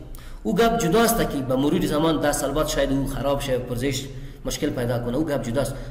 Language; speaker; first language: Persian; non-native, local second language; Pashto